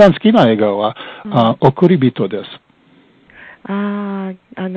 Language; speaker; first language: Japanese; non-native, learner; English